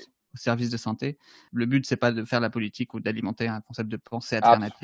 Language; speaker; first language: French; native; French